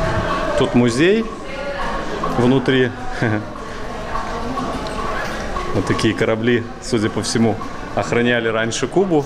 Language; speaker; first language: Russian; native; Russian